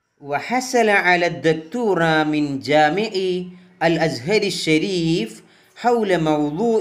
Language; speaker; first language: Arabic; non-native, fluent; Malayalam